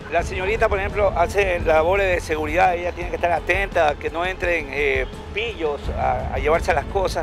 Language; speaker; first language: Spanish; native; Spanish